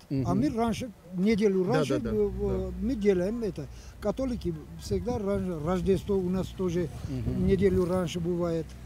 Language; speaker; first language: Russian; non-native, local second language; Turkish